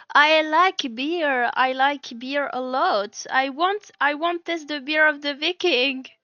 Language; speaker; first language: English; non-native, learner; French